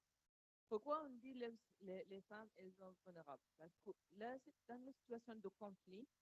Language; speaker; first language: French; non-native, learner; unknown